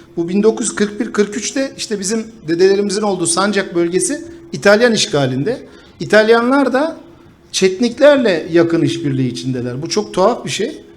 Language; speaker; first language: Turkish; native; Turkish